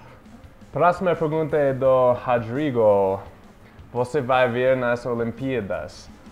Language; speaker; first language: Portuguese; non-native, fluent; English